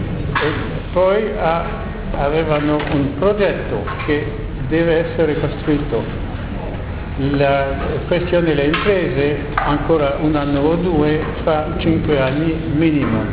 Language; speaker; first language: Italian; non-native, learner; French